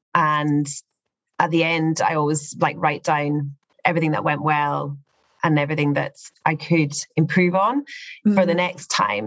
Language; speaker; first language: English; native; English